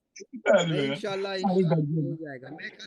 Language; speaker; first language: Hindi; non-native, local second language; Pashto